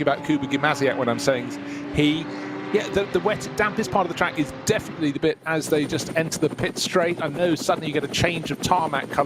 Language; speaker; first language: English; native; English